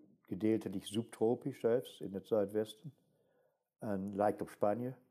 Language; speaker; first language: Dutch; non-native, fluent; German